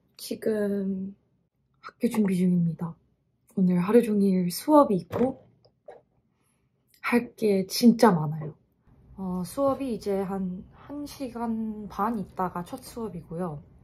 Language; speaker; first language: Korean; early bilingual, heritage; Korean